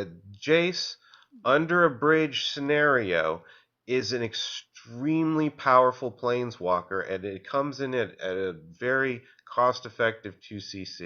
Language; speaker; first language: English; native; English